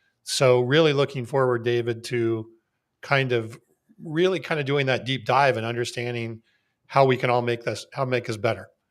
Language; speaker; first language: English; native; English